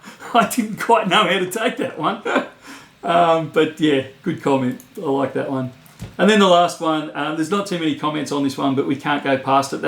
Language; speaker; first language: English; native; English